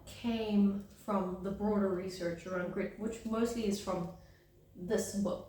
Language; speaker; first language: English; native; English